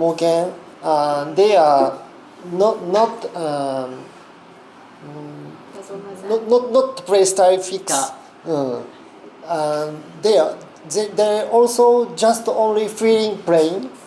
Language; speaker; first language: English; non-native, learner; Thai